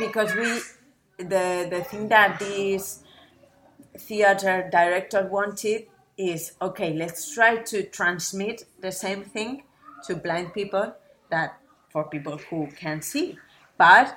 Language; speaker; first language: English; non-native, fluent; Spanish